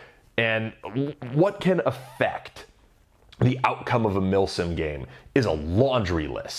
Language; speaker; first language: English; native; English